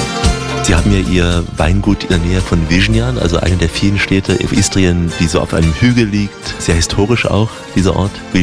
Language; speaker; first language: German; native; German